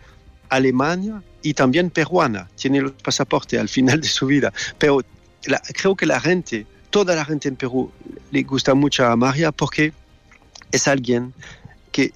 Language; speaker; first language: Spanish; non-native, learner; French